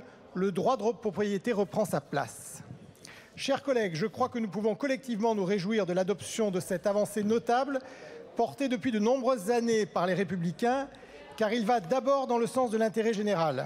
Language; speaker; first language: French; native; French